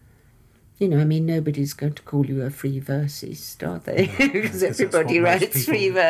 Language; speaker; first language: English; early bilingual, other home language; Persian